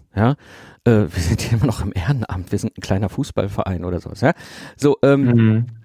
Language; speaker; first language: German; native; German